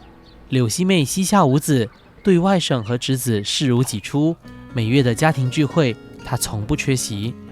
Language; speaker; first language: Chinese; native; Chinese